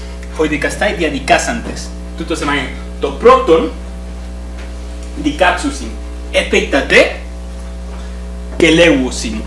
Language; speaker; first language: Greek; non-native, fluent; Spanish